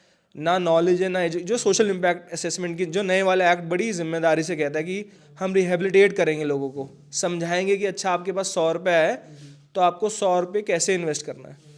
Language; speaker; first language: Hindi; native; Hindi